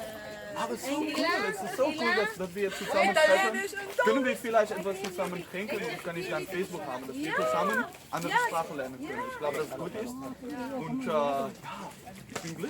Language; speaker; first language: German; non-native, learner; Dutch